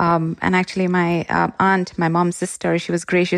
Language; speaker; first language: English; non-native, local second language; Gujarati